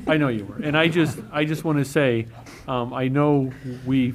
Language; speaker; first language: English; native; English